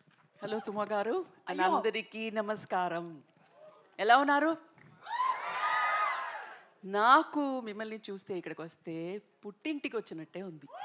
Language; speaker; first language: Telugu; non-native, local second language; Tamil